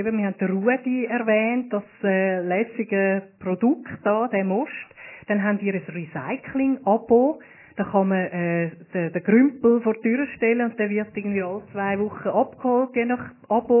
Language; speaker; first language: German; native; German